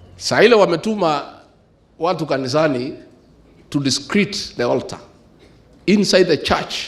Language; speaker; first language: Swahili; non-native, local second language; Kikuyu